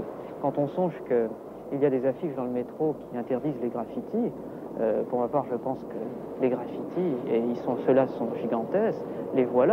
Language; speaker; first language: French; native; French